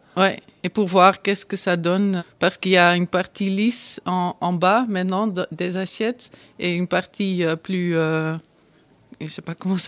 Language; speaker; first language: French; non-native, learner; Dutch